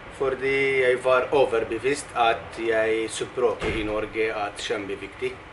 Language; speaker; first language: Norwegian; non-native, fluent; Arabic